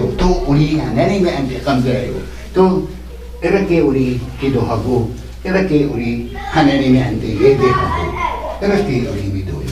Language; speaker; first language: Korean; non-native, learner; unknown